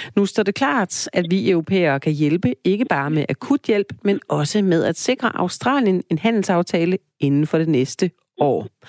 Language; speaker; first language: Danish; native; Danish